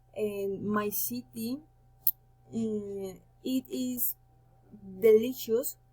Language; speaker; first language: English; non-native, learner; Spanish